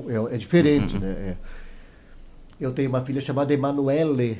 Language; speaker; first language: Portuguese; native; Portuguese